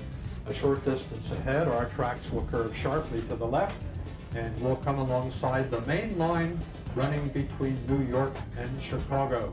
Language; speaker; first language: English; native; English